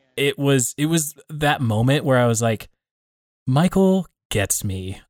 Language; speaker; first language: English; native; English